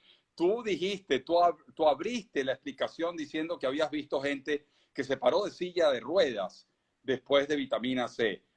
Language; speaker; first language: Spanish; native; Spanish